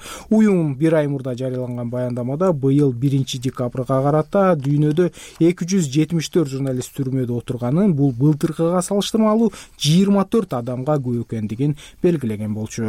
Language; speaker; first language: Kyrgyz; native; Kyrgyz